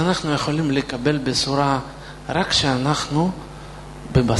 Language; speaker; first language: Hebrew; non-native, fluent; Russian